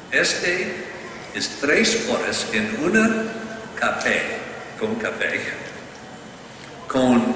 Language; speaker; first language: Spanish; non-native, learner; English